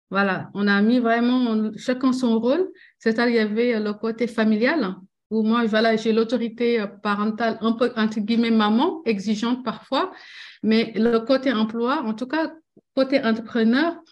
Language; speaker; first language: French; non-native, local second language; Wolof